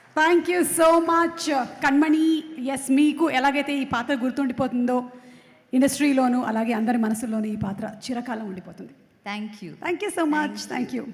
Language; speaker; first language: Telugu; native; Telugu